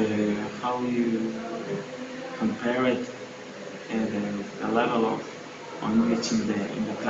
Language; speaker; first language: English; non-native, learner; Spanish